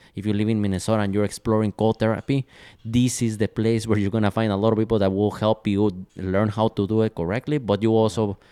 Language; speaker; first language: English; non-native, fluent; Spanish